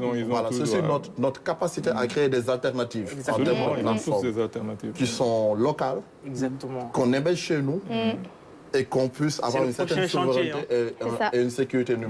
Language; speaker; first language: French; non-native, local second language; Wolof